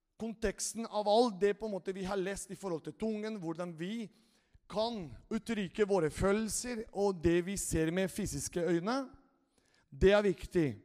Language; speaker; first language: Norwegian; non-native, fluent; Spanish